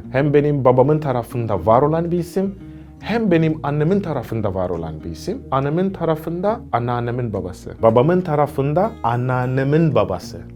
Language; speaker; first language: Turkish; non-native, fluent; Gusii